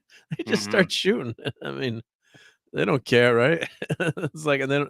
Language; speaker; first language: English; native; English